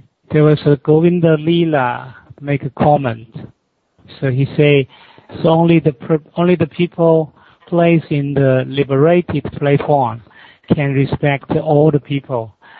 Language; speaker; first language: English; non-native, learner; Chinese